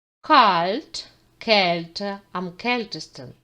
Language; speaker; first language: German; non-native, fluent; Ukrainian